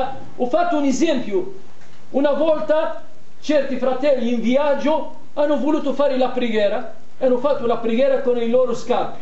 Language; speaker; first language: Italian; non-native, fluent; Arabic